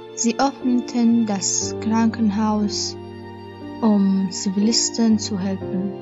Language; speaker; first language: German; non-native, fluent; Persian